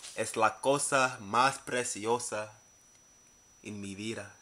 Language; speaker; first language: Spanish; non-native, learner; English